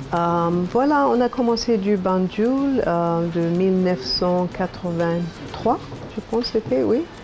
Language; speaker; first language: French; non-native, learner; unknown